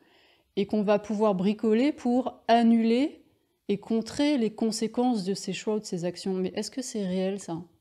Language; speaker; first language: French; native; French